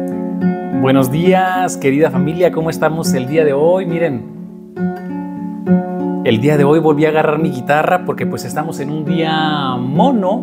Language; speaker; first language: Spanish; native; Spanish